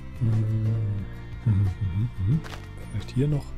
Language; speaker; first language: German; native; German